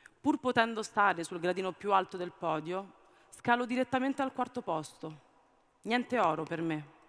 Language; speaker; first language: Italian; early bilingual, other home language; Amharic